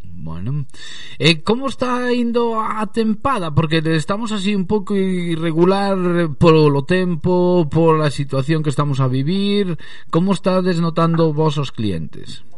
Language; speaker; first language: Galician; native; Galician